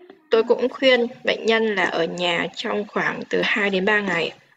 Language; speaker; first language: Vietnamese; native; Vietnamese